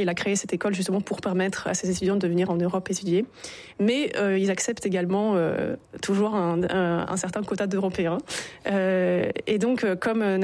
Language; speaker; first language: French; native; French